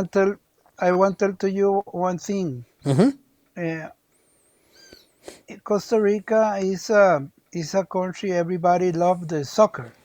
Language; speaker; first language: English; non-native, learner; Spanish